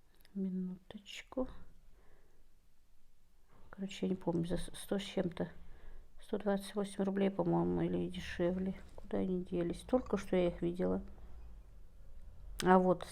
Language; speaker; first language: Russian; non-native, local second language; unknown